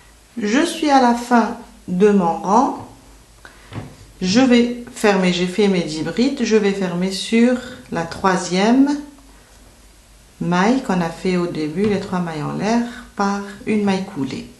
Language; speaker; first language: French; native; French